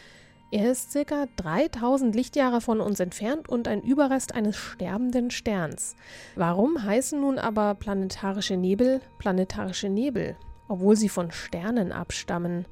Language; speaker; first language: German; native; German